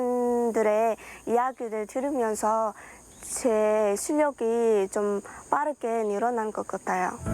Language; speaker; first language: Korean; non-native, fluent; Mongolian